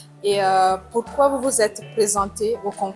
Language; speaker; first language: French; native; French